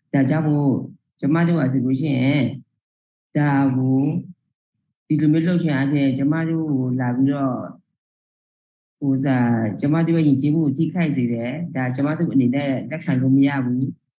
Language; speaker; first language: Burmese; non-native, local second language; Karen languages